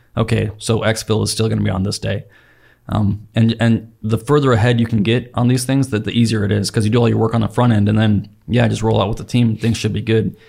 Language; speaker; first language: English; native; English